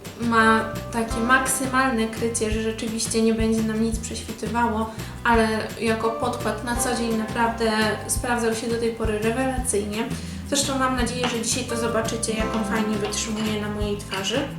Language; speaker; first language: Polish; native; Polish